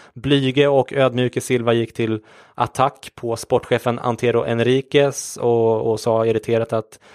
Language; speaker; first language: Swedish; native; Swedish